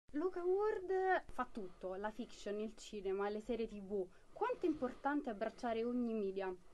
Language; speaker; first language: Italian; native; Italian